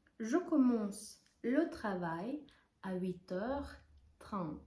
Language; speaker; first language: French; non-native, fluent; Ukrainian